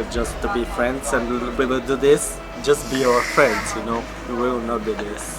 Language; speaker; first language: English; non-native, fluent; Macedonian